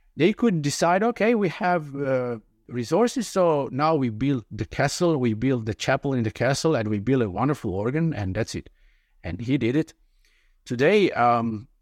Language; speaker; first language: English; non-native, fluent; Italian